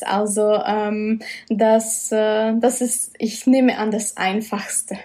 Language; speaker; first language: German; non-native, fluent; Czech